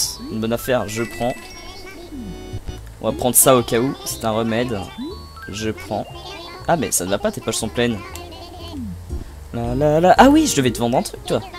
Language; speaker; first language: French; native; French